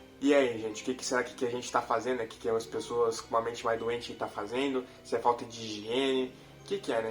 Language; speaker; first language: Portuguese; native; Portuguese